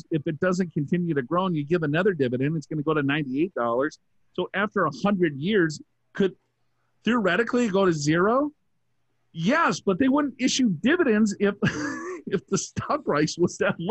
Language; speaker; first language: English; native; English